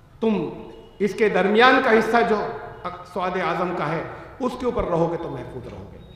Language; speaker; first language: Urdu; native; Urdu